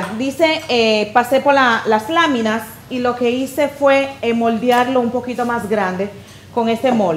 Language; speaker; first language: Spanish; native; Spanish